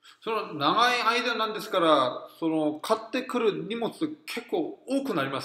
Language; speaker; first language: Japanese; non-native, fluent; Korean